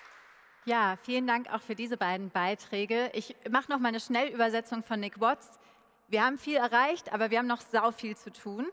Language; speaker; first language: German; native; German